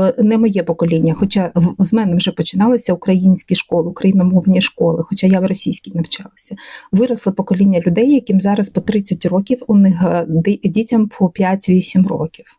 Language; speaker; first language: Ukrainian; non-native, local second language; Russian